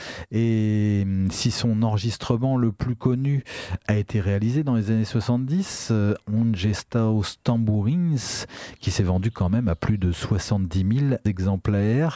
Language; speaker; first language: French; native; French